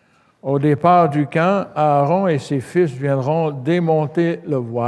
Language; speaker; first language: French; native; French